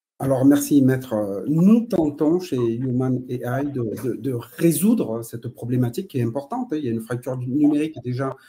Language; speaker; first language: French; native; French